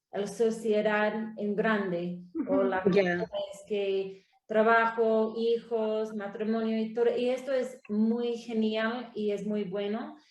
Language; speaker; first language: Spanish; non-native, learner; English